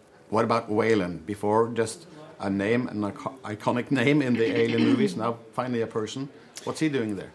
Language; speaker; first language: English; non-native, fluent; Norwegian